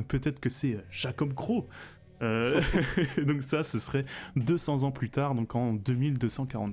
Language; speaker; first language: French; native; French